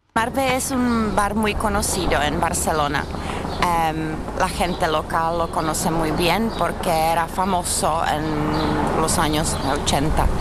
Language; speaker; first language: Spanish; non-native, fluent; Czech